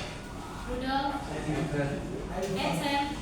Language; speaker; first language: English; non-native, local second language; Indonesian